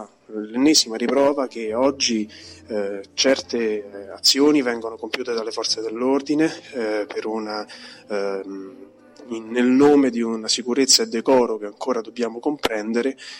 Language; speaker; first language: Italian; native; Italian